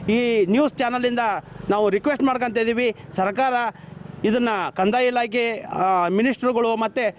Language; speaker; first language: Kannada; non-native, local second language; Lambadi